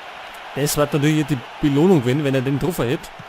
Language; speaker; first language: German; native; German